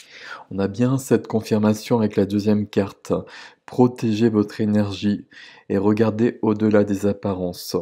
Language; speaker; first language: French; native; French